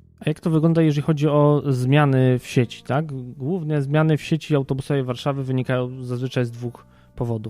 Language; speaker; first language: Polish; native; Polish